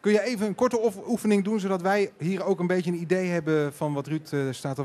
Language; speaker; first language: Dutch; native; Dutch